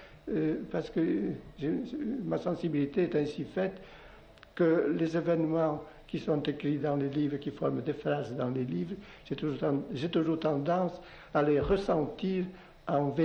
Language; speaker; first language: French; non-native, local second language; Occitan